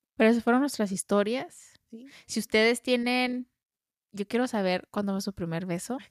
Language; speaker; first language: Spanish; early bilingual, heritage; Spanish